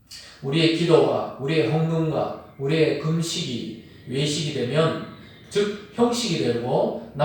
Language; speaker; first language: Korean; native; Korean